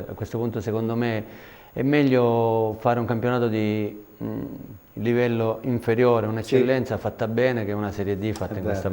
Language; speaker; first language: Italian; native; Italian